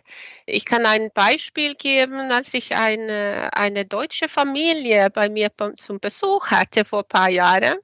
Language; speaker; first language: German; non-native, fluent; Swedish